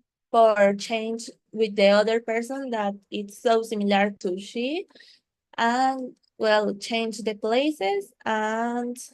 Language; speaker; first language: English; non-native, learner; Spanish